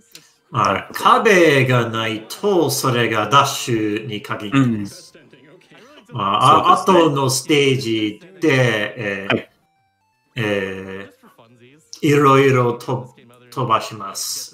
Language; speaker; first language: Japanese; non-native, learner; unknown